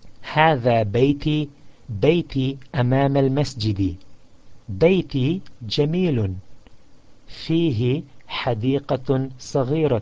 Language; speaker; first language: Arabic; non-native, fluent; English